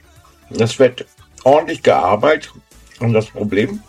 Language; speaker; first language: German; native; German